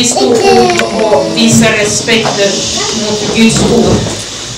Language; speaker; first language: Swedish; non-native, learner; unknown